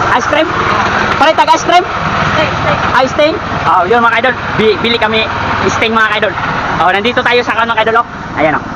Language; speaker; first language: Filipino; non-native, local second language; Cebuano